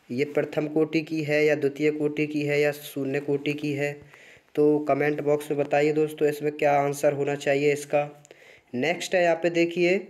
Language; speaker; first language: Hindi; native; Hindi